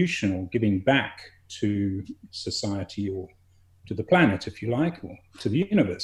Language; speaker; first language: English; native; English